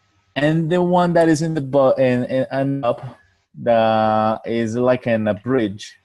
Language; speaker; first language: English; non-native, learner; Spanish